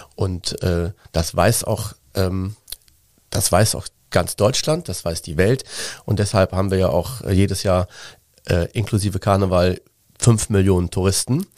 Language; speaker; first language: German; native; German